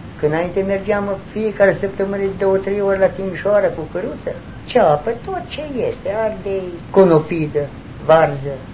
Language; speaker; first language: Romanian; non-native, local second language; German